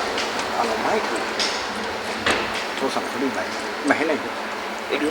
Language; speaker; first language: Japanese; native; Japanese